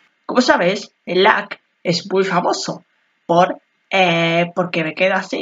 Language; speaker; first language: Spanish; native; Spanish